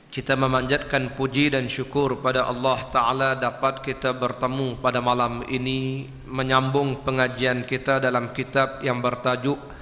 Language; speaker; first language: Malay; native; Malay